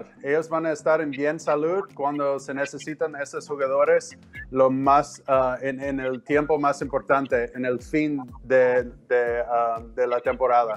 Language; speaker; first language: Spanish; non-native, learner; English